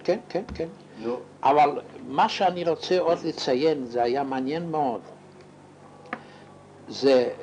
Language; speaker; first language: Hebrew; non-native, fluent; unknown